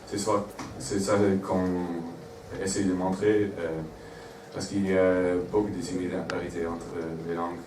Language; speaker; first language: French; non-native, fluent; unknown